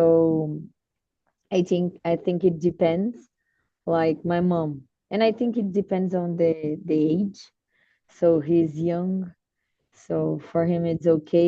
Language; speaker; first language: English; non-native, learner; Portuguese